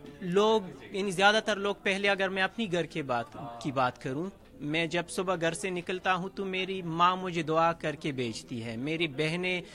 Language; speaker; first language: Urdu; non-native, fluent; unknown